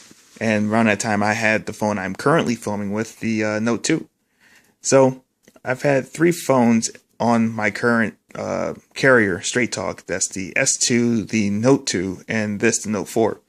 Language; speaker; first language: English; native; English